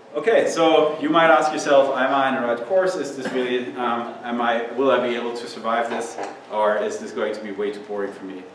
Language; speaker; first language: English; non-native, fluent; German